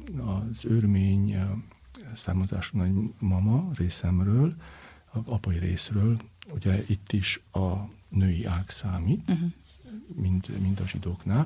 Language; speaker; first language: Hungarian; native; Hungarian